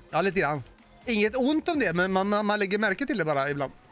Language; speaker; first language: Swedish; native; Swedish